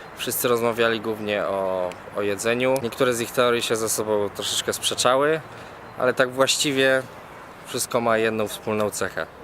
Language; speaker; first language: Polish; native; Polish